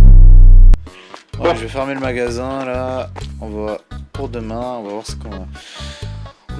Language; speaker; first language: French; native; French